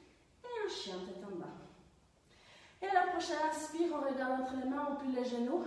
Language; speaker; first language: French; non-native, fluent; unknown